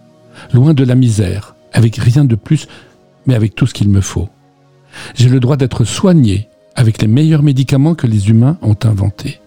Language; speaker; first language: French; native; French